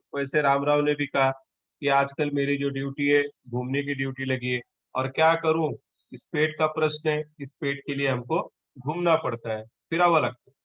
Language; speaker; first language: Hindi; non-native, local second language; Marathi